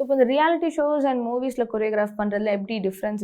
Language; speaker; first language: Tamil; native; Tamil